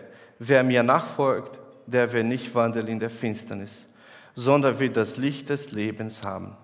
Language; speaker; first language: German; non-native, fluent; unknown